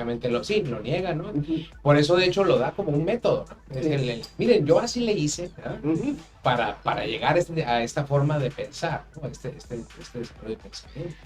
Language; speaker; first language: Spanish; native; Spanish